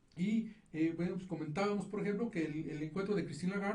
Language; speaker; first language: Spanish; native; Spanish